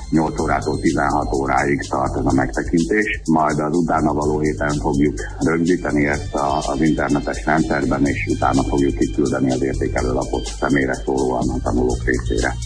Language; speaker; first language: Hungarian; native; Hungarian